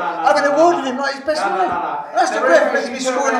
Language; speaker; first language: English; native; English